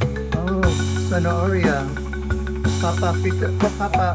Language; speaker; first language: Spanish; non-native, learner; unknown